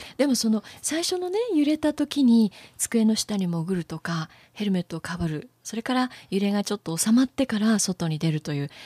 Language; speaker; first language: Japanese; native; Japanese